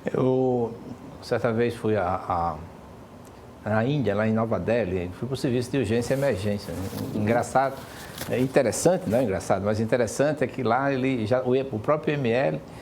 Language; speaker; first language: Portuguese; native; Portuguese